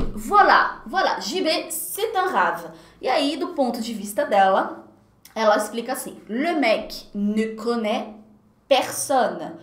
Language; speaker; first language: French; non-native, fluent; Portuguese